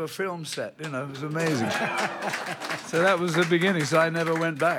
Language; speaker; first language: English; native; English